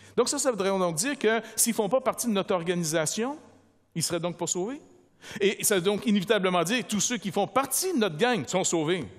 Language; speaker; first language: French; native; French